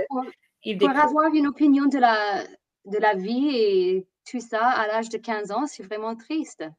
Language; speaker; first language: French; non-native, fluent; English